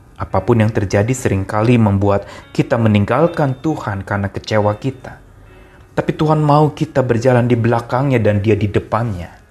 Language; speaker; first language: Indonesian; native; Indonesian